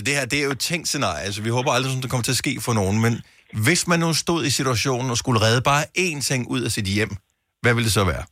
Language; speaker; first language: Danish; native; Danish